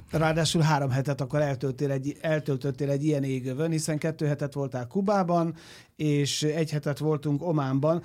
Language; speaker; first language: Hungarian; native; Hungarian